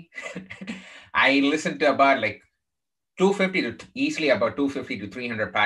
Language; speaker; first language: English; non-native, local second language; Tamil